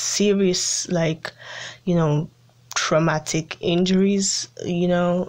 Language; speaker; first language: English; early bilingual, other home language; Italian